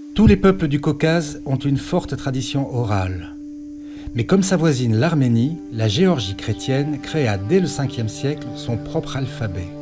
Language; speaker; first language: French; native; French